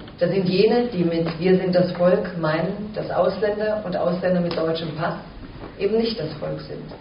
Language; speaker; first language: German; early bilingual, other home language; Croatian